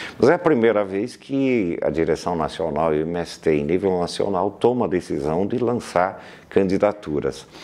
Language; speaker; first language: Portuguese; native; Portuguese